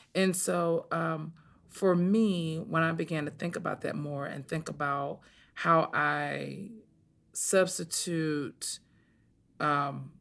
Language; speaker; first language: English; native; English